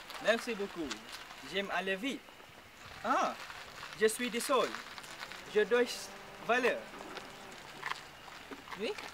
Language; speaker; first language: French; non-native, learner; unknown